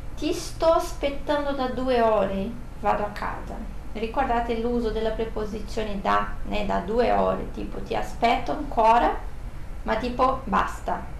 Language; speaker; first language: Italian; non-native, fluent; Portuguese